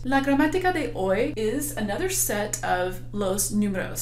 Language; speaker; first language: Spanish; non-native, fluent; English